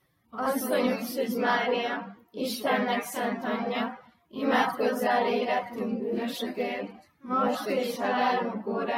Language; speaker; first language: Hungarian; native; Hungarian